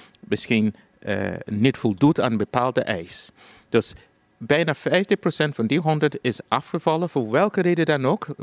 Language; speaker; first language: Dutch; non-native, fluent; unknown